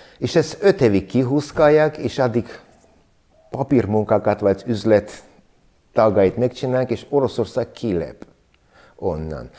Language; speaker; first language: Hungarian; non-native, learner; Armenian